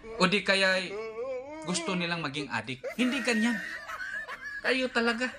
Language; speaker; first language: Filipino; non-native, local second language; Cebuano